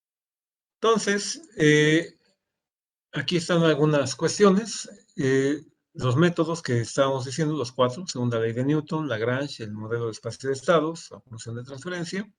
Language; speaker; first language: Spanish; native; Spanish